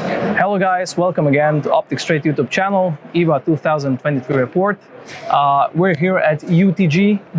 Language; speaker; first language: English; non-native, fluent; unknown